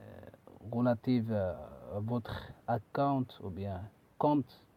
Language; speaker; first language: French; non-native, learner; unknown